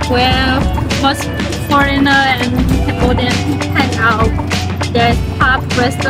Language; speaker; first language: English; non-native, learner; Khmer